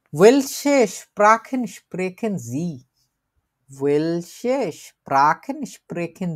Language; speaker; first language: German; non-native, learner; Bangla